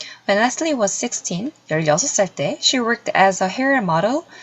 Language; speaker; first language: English; non-native, fluent; Korean